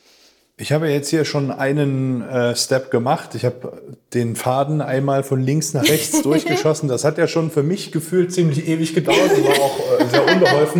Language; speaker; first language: German; native; German